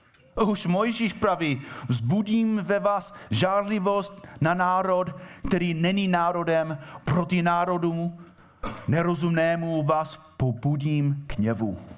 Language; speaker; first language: Czech; non-native, fluent; English